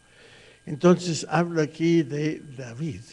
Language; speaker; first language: Spanish; non-native, fluent; English